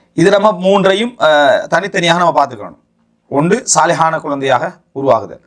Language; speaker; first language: Tamil; native; Tamil